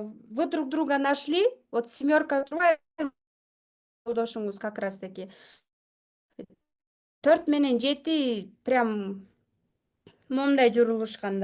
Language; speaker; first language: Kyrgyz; native; Kyrgyz